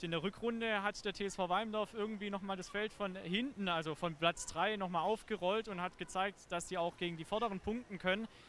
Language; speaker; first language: German; native; German